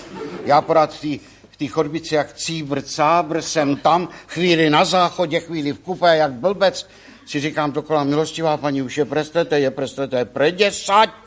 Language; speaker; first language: Czech; native; Czech